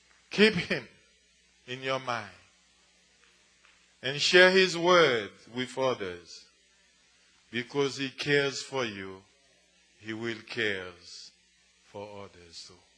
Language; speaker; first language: English; non-native, fluent; Haitian Creole